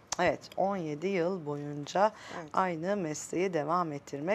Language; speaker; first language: Turkish; native; Turkish